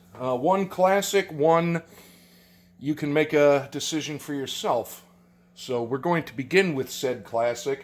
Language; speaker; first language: English; native; English